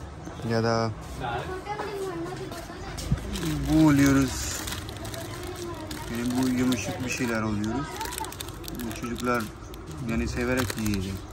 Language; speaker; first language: Turkish; non-native, learner; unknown